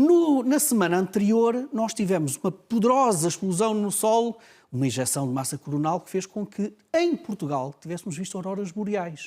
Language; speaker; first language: Portuguese; native; Portuguese